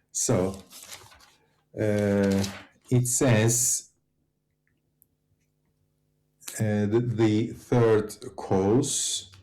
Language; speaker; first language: English; non-native, fluent; Turkish